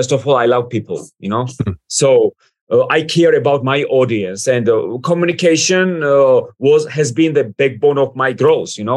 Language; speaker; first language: English; non-native, fluent; Georgian